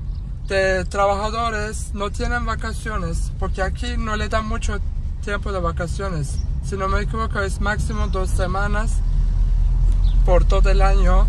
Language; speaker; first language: Spanish; non-native, fluent; Turkish